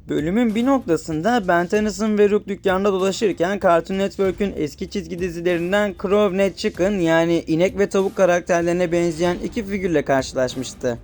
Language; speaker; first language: Turkish; native; Turkish